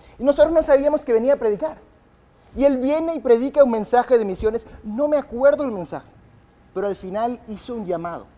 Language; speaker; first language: Spanish; early bilingual, other home language; English